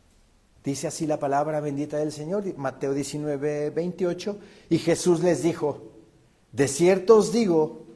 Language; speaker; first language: Spanish; native; Spanish